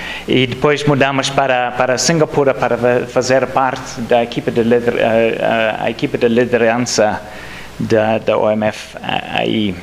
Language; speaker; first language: Portuguese; non-native, fluent; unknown